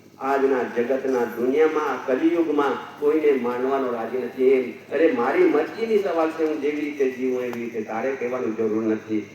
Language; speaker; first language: Gujarati; non-native, local second language; Bhili